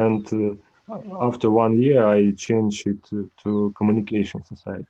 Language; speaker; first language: English; non-native, learner; Ukrainian